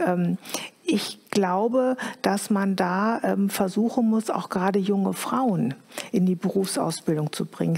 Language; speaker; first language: German; native; German